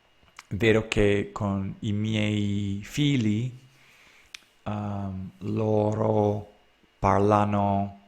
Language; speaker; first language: Italian; non-native, learner; English